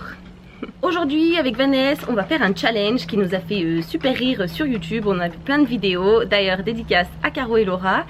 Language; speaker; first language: French; native; French